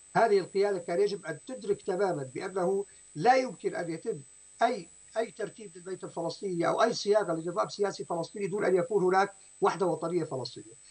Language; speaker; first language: Arabic; native; Arabic